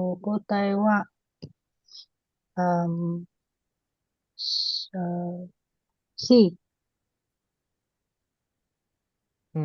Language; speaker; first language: Japanese; non-native, learner; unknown